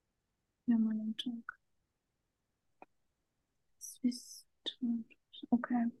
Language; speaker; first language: German; non-native, learner; Turkish